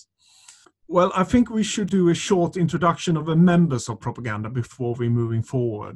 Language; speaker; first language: English; non-native, fluent; Swedish